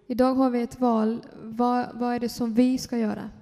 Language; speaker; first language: Swedish; non-native, fluent; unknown